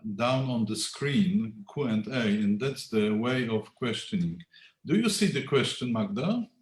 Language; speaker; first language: English; non-native, fluent; Polish